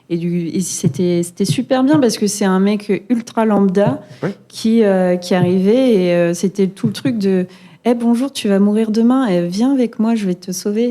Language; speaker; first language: French; native; French